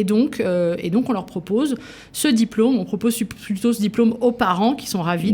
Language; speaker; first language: French; native; French